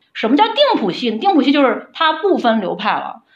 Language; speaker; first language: Chinese; native; Chinese